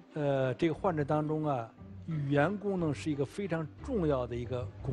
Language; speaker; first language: Chinese; native; Chinese